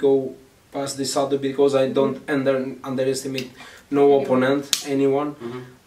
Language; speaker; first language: English; non-native, learner; Greek